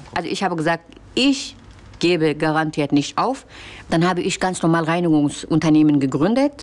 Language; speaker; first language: German; non-native, fluent; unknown